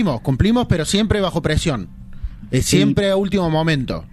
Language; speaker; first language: Spanish; native; Spanish